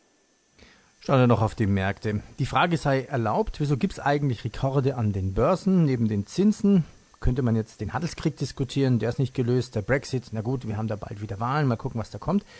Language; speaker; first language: German; native; German